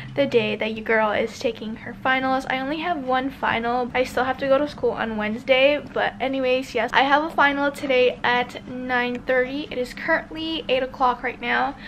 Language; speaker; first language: English; native; English